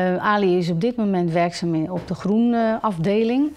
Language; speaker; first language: Dutch; native; Dutch